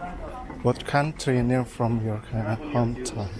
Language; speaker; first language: English; non-native, learner; Indonesian